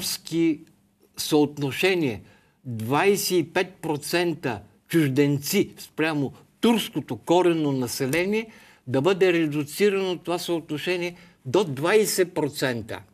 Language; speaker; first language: Bulgarian; native; Bulgarian